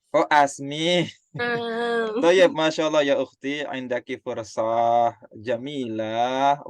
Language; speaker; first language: Arabic; non-native, fluent; Indonesian